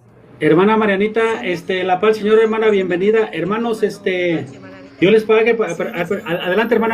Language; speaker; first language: Spanish; native; Spanish